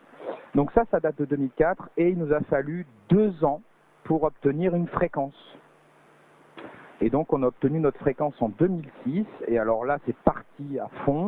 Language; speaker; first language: French; native; French